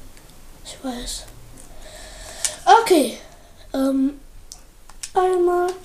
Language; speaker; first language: German; native; German